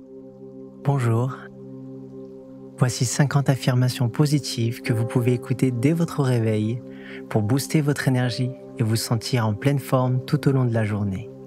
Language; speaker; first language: French; native; French